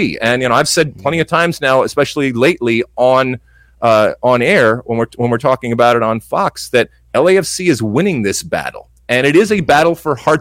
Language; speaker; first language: English; native; English